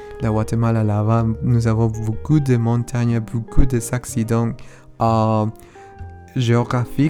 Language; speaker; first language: French; non-native, learner; Spanish